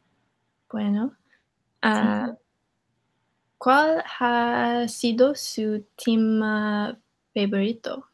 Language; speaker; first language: Spanish; non-native, learner; English